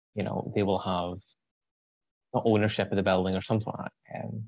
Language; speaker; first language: English; native; English